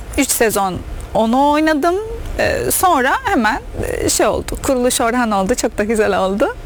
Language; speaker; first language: Turkish; non-native, fluent; Arabic